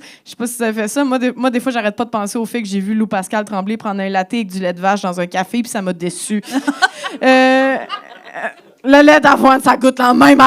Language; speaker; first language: French; native; French